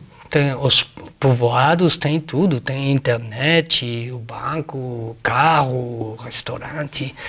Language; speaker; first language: Portuguese; non-native, fluent; Spanish